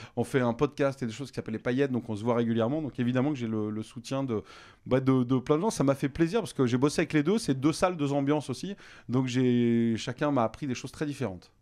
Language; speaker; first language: French; native; French